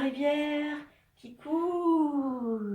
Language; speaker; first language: French; native; French